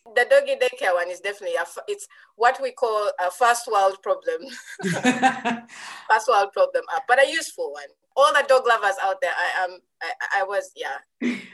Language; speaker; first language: English; non-native, local second language; Ganda